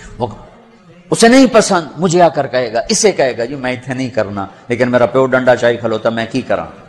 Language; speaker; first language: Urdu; non-native, local second language; Punjabi